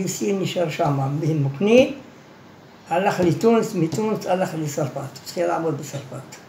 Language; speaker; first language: Hebrew; non-native, fluent; Arabic